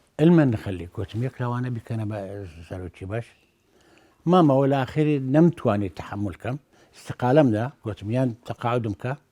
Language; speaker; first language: Central Kurdish; non-native, local second language; Azerbaijani